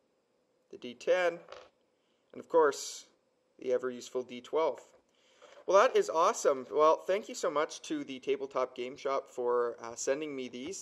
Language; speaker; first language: English; native; English